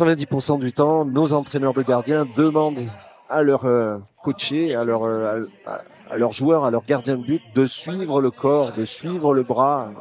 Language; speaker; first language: French; native; French